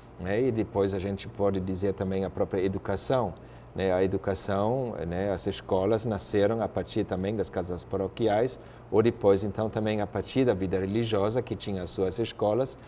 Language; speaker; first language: Portuguese; non-native, fluent; German